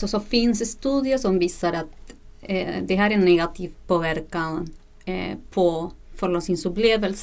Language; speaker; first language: Swedish; non-native, fluent; Spanish